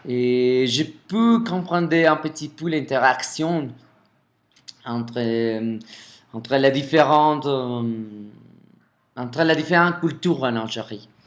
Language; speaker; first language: French; non-native, fluent; Spanish